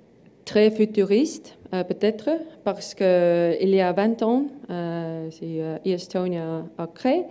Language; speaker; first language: French; non-native, learner; Estonian